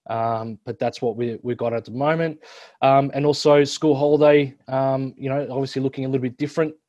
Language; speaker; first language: English; native; English